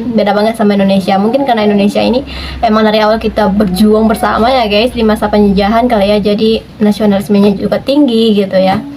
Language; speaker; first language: Indonesian; native; Indonesian